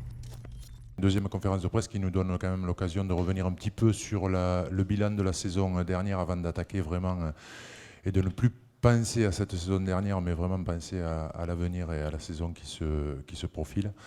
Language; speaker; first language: French; native; French